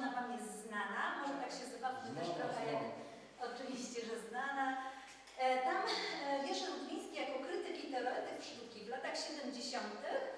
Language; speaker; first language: Polish; native; Polish